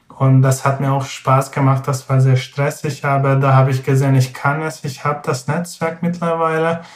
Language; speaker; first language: German; non-native, fluent; Hungarian